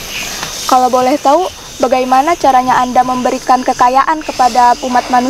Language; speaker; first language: Indonesian; native; Indonesian